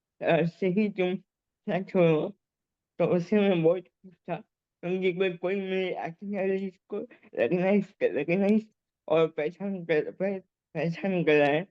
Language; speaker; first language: Hindi; early bilingual, heritage; Hindi